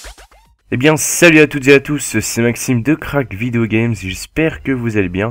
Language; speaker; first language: French; native; French